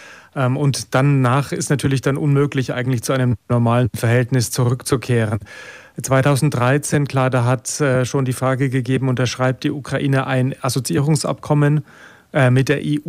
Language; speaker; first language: German; native; German